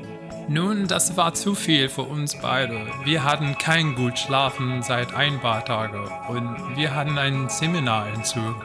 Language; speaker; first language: German; non-native, learner; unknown